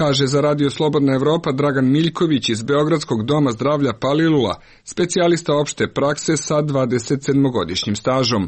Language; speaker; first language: Serbian; native; Serbian